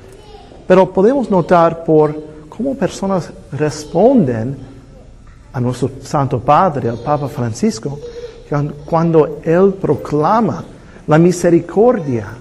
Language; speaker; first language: Spanish; non-native, fluent; English